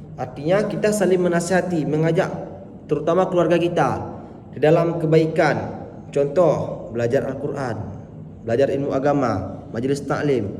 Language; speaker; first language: Malay; non-native, local second language; Achinese